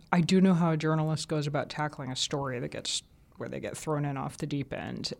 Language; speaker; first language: English; native; English